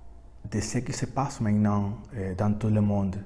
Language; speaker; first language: French; non-native, learner; Spanish